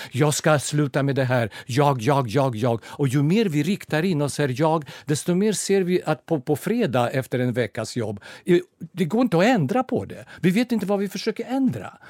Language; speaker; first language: Swedish; non-native, fluent; Russian